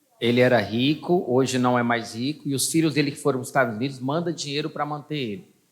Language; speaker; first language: Portuguese; native; Portuguese